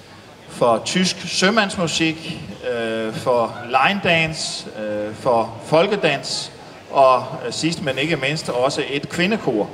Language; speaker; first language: Danish; native; Danish